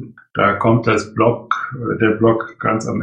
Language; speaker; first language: German; native; German